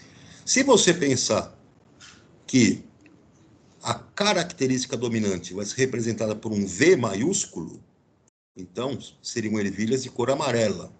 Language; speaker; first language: Portuguese; native; Portuguese